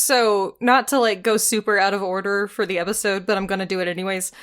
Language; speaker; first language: English; native; English